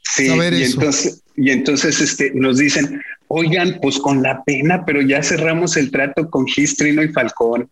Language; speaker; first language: Spanish; native; Spanish